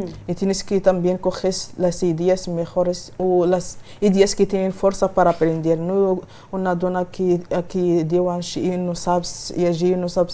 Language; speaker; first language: Spanish; non-native, learner; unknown